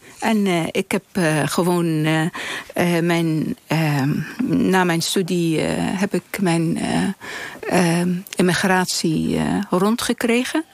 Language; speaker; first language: Dutch; non-native, fluent; Arabic